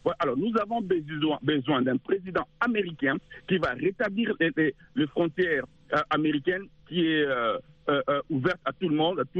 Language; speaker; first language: French; non-native, local second language; Lingala